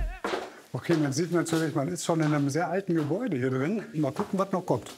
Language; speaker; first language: German; native; German